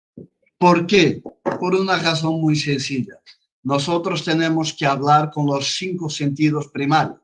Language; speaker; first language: Spanish; non-native, fluent; Portuguese